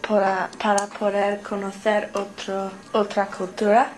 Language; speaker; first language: Spanish; non-native, learner; English